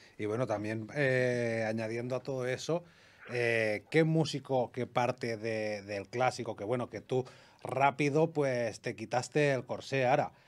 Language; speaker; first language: Spanish; native; Spanish